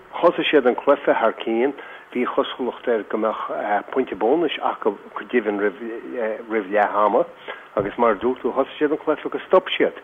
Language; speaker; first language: Irish; native; Irish